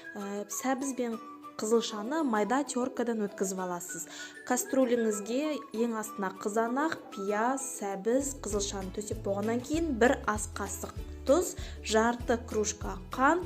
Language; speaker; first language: Kazakh; native; Kazakh